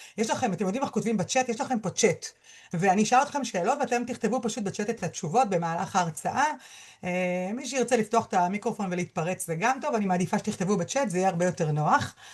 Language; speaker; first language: Hebrew; native; Hebrew